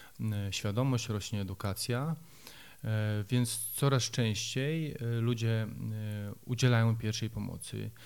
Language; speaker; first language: Polish; native; Polish